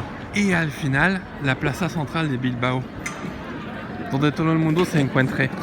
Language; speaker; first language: Spanish; non-native, learner; French